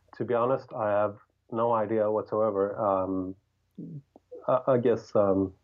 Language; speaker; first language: English; non-native, fluent; Swedish